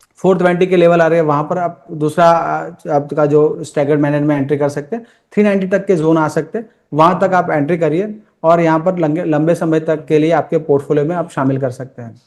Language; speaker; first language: Hindi; non-native, local second language; Gujarati